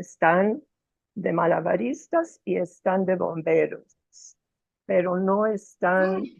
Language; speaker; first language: Spanish; non-native, fluent; English